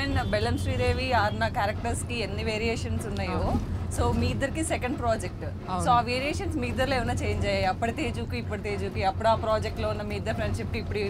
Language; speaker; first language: Telugu; native; Telugu